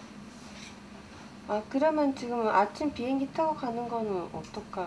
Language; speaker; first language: Korean; non-native, fluent; Japanese